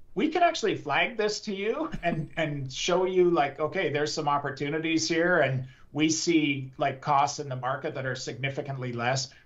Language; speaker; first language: English; native; English